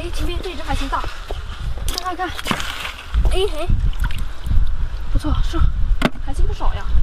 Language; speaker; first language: Chinese; native; Chinese